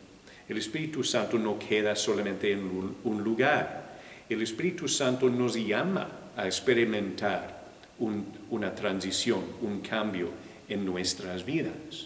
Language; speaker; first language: Spanish; non-native, fluent; English